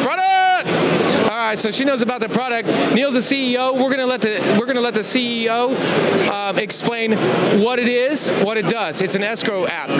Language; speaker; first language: English; native; English